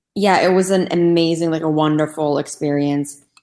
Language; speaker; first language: English; non-native, fluent; Turkish